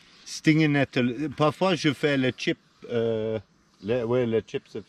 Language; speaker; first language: French; non-native, learner; English